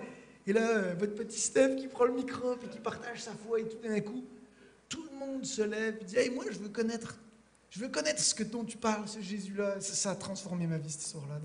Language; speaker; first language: French; native; French